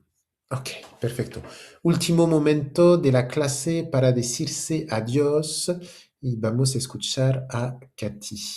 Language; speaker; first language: Spanish; non-native, fluent; French